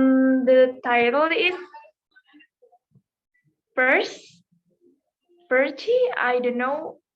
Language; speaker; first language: English; non-native, learner; Indonesian